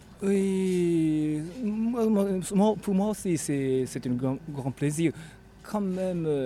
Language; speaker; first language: French; non-native, learner; Japanese